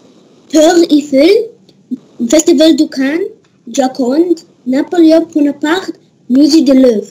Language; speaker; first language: French; non-native, learner; Arabic